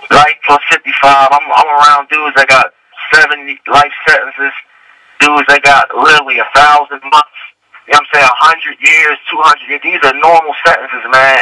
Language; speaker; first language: English; native; English